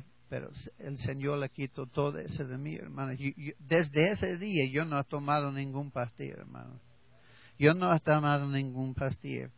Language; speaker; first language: Spanish; non-native, learner; English